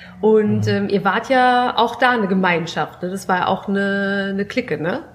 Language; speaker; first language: German; native; German